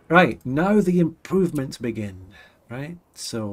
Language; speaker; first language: English; native; English